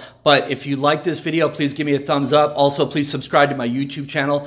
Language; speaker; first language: English; native; English